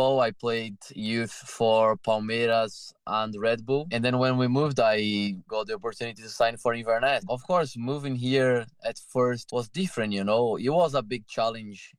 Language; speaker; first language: English; non-native, fluent; Portuguese